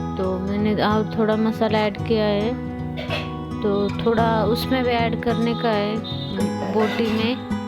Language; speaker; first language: Hindi; non-native, local second language; Marathi